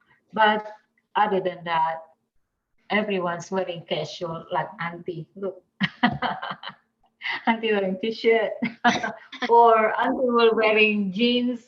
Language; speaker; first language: English; non-native, fluent; Indonesian